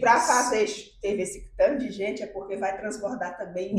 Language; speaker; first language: Portuguese; native; Portuguese